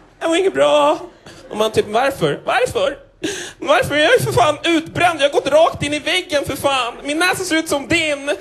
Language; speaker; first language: Swedish; native; Swedish